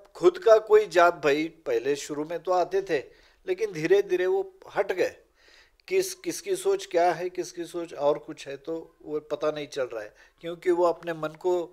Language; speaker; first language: Urdu; non-native, local second language; Marathi